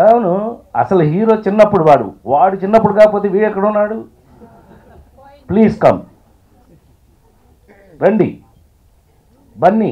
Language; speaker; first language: Telugu; native; Telugu